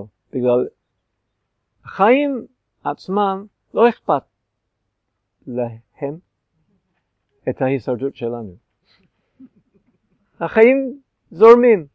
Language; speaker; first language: Hebrew; non-native, fluent; English